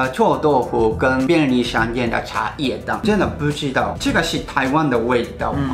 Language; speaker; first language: Chinese; non-native, fluent; Japanese